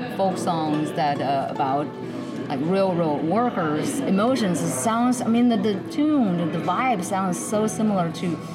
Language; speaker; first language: English; non-native, fluent; Chinese